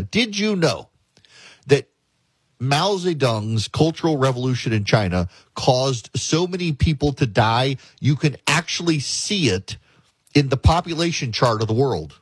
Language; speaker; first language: English; native; English